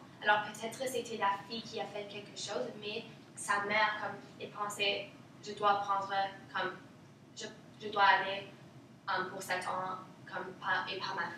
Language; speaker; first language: French; non-native, local second language; English